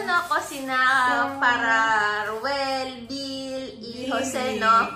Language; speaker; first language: Spanish; non-native, learner; Filipino